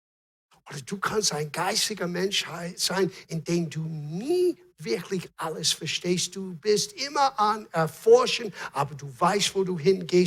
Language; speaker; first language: German; non-native, fluent; English